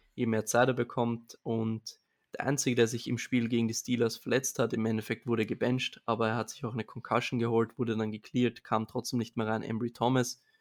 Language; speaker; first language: German; native; German